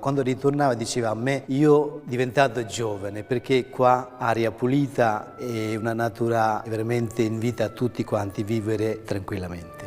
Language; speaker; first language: Italian; non-native, fluent; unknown